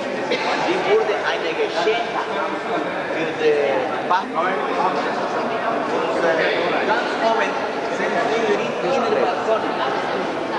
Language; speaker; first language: German; non-native, learner; Spanish